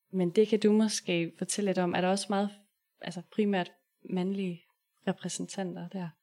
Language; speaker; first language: Danish; native; Danish